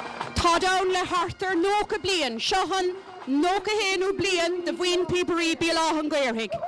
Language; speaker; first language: Irish; native; Irish